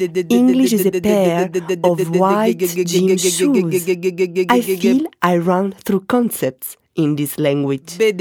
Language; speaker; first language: English; non-native, fluent; Italian